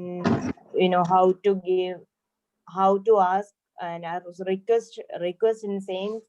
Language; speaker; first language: English; non-native, learner; Malayalam